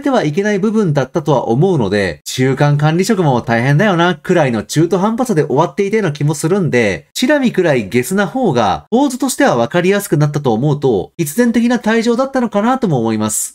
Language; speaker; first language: Japanese; native; Japanese